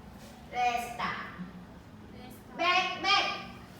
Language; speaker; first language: English; non-native, learner; Indonesian